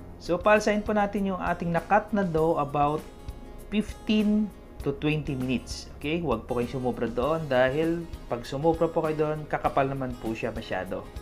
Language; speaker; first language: Filipino; non-native, local second language; Cebuano